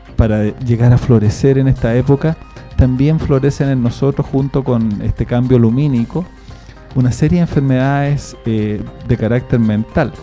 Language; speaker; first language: Spanish; native; Spanish